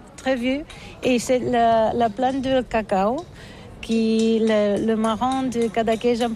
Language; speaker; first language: French; non-native, learner; Catalan